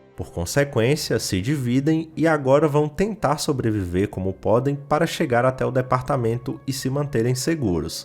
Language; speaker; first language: Portuguese; native; Portuguese